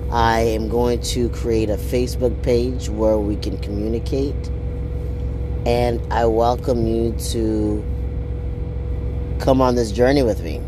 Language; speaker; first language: English; early bilingual, other home language; Kinyarwanda